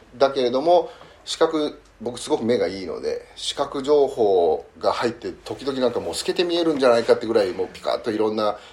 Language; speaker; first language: Japanese; early bilingual, heritage; Japanese